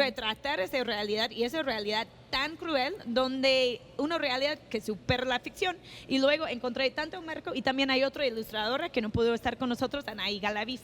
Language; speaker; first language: Spanish; non-native, fluent; English